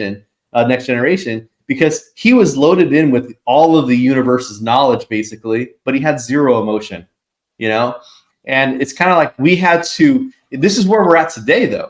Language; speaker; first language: English; native; English